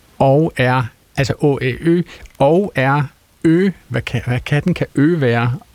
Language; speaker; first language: Danish; native; Danish